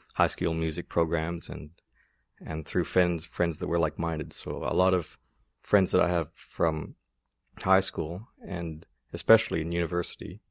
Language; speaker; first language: English; native; English